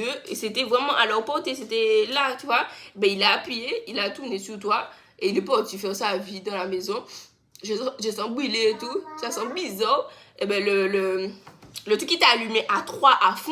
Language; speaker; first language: French; native; French